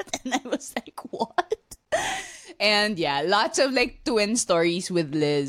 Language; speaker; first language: English; non-native, local second language; Filipino